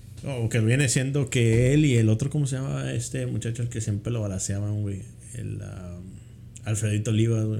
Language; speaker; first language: Spanish; early bilingual, heritage; Spanish